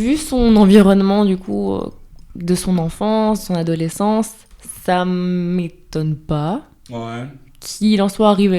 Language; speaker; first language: French; native; French